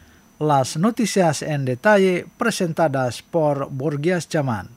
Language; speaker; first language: Spanish; non-native, fluent; Indonesian